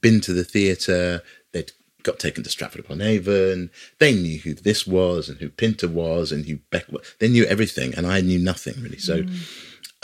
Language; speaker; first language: English; native; English